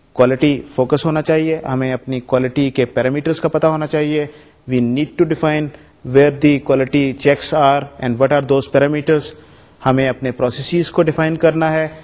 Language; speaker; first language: Urdu; native; Urdu